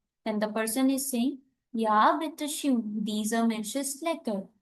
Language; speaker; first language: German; non-native, learner; Hindi